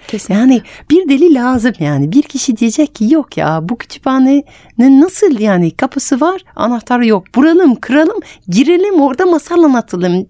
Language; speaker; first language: Turkish; non-native, fluent; French